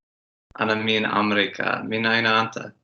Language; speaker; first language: Arabic; non-native, learner; English